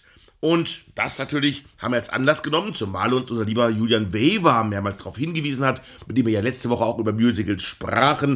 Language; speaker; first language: German; native; German